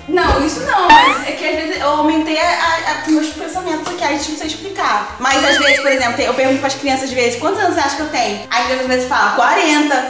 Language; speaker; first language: Portuguese; native; Portuguese